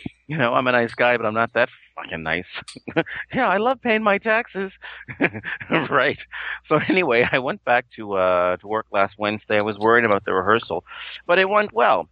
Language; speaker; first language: English; native; English